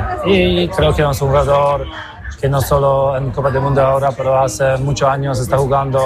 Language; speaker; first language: Spanish; non-native, fluent; Polish